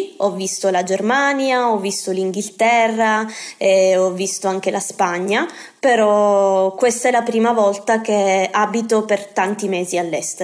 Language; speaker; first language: Italian; native; Italian